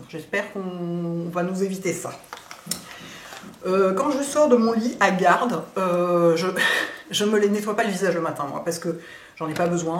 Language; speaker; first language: French; native; French